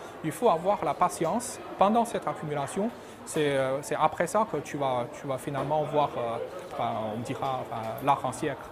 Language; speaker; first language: French; non-native, fluent; Chinese